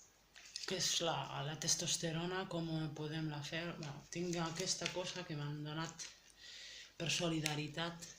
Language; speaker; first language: Catalan; non-native, learner; French